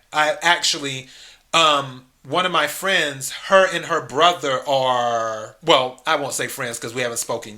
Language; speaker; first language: English; native; English